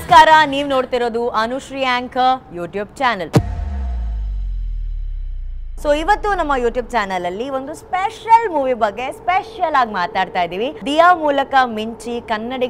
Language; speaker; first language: Kannada; native; Kannada